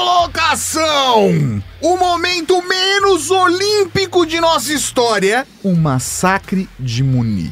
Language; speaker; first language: Portuguese; native; Portuguese